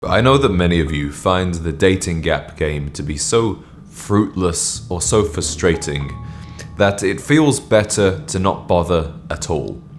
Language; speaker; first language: English; native; English